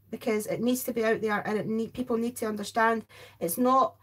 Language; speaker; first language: English; native; English